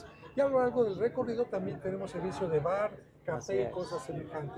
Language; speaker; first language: Spanish; native; Spanish